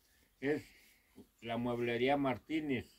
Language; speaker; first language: Spanish; native; Spanish